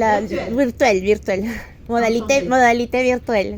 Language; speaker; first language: French; non-native, fluent; Spanish